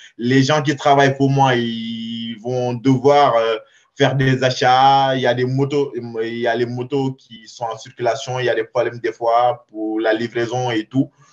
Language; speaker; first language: French; non-native, local second language; Wolof